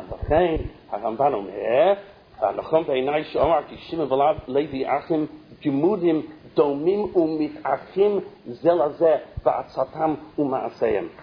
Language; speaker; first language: Hebrew; non-native, fluent; English